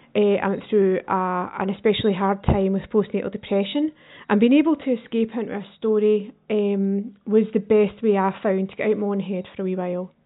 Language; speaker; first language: English; native; English